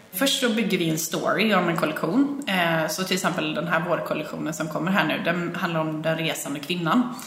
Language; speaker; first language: Swedish; native; Swedish